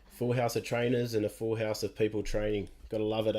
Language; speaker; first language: English; native; English